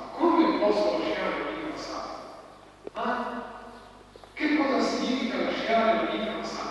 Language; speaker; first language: Italian; non-native, fluent; Croatian